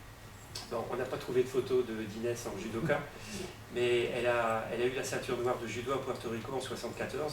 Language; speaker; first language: French; native; French